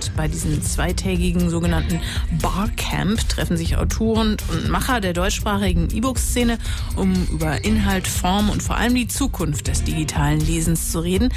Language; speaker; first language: German; native; German